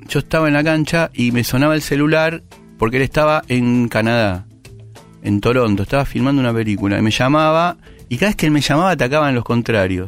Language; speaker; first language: Spanish; native; Spanish